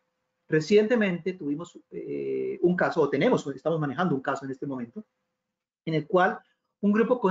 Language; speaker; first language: Spanish; native; Spanish